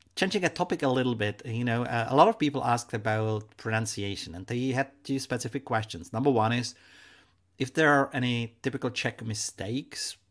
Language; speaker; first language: English; non-native, fluent; Czech